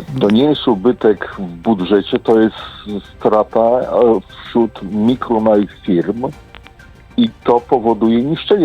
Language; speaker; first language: Polish; native; Polish